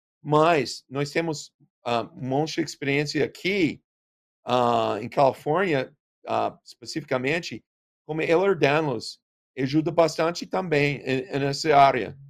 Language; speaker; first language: Portuguese; non-native, learner; English